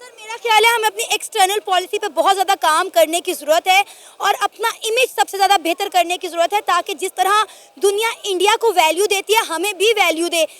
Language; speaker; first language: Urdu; native; Urdu